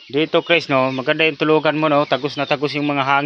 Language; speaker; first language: Filipino; native; Filipino